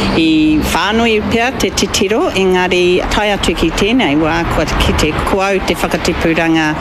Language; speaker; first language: Māori; non-native, local second language; English